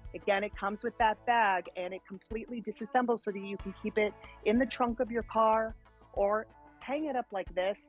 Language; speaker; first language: English; native; English